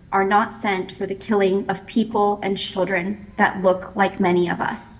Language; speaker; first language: English; native; English